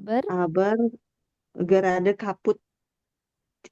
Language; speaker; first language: German; non-native, learner; Indonesian